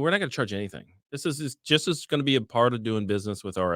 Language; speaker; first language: English; native; English